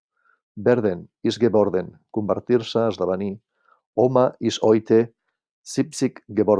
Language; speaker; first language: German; non-native, fluent; Catalan